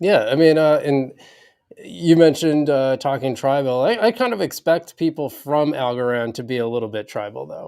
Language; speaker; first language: English; native; English